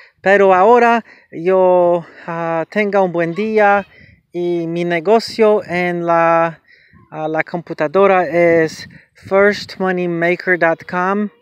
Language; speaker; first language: Spanish; non-native, learner; English